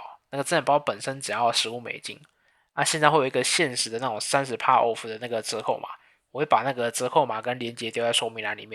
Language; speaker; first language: Chinese; native; Chinese